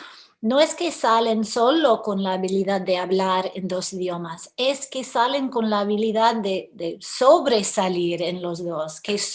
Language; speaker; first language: Spanish; early bilingual, heritage; English